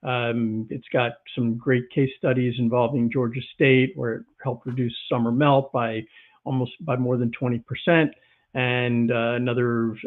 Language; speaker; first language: English; native; English